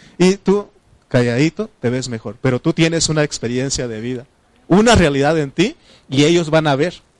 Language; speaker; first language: Spanish; non-native, local second language; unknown